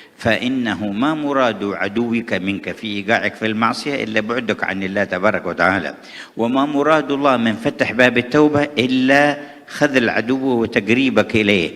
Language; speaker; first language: Arabic; native; Arabic